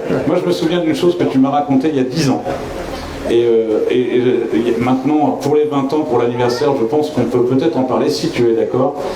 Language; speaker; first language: French; native; French